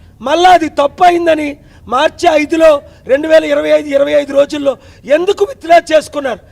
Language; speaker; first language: Telugu; native; Telugu